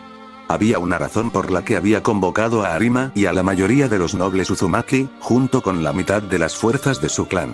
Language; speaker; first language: Spanish; native; Spanish